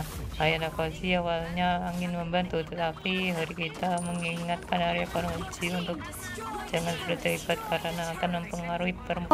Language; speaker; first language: Indonesian; native; Indonesian